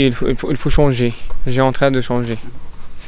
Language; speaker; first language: French; non-native, learner; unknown